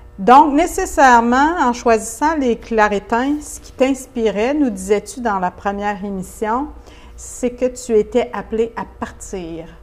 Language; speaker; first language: French; native; French